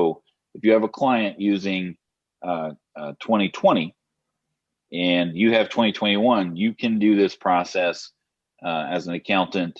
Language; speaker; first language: English; native; English